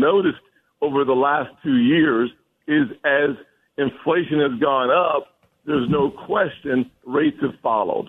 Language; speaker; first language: English; native; English